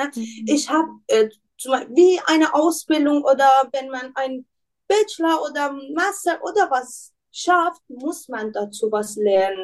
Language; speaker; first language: German; non-native, learner; Persian